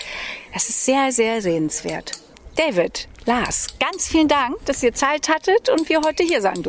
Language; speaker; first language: German; native; German